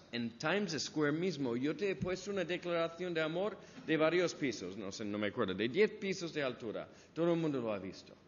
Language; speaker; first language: Spanish; non-native, fluent; English